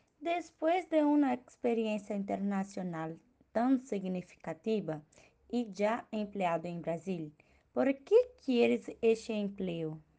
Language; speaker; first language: Portuguese; non-native, learner; Spanish